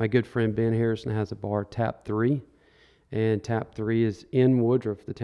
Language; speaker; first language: English; native; English